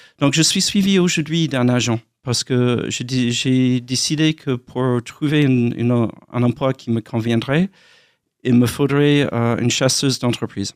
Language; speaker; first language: French; non-native, fluent; English